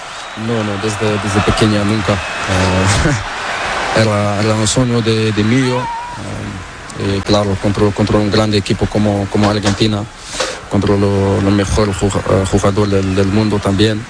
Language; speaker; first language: Spanish; non-native, learner; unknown